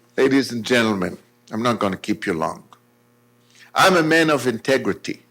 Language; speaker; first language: English; non-native, fluent; Hebrew